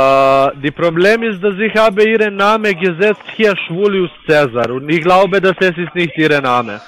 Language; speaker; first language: German; non-native, learner; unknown